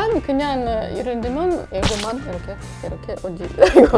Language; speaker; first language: Korean; non-native, learner; English